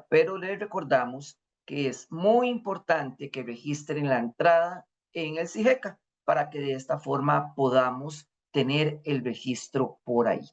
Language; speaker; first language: Spanish; native; Spanish